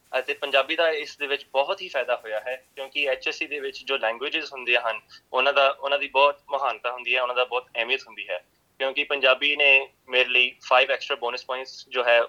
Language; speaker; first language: Punjabi; early bilingual, heritage; Punjabi